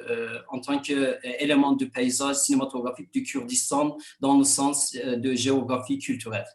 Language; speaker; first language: French; non-native, fluent; Kurdish